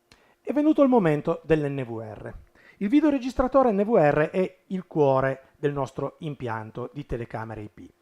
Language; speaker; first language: Italian; native; Italian